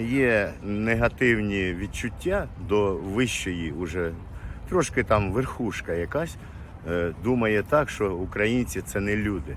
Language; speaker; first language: Ukrainian; non-native, local second language; Russian